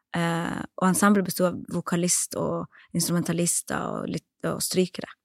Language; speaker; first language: Norwegian; early bilingual, other home language; Somali